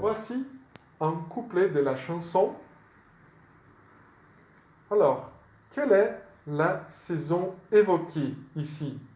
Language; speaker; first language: French; non-native, fluent; Portuguese